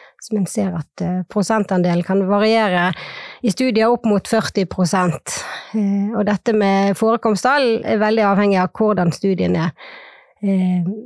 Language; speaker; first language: Norwegian; native; Norwegian